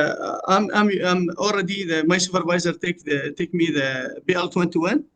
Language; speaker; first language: English; non-native, learner; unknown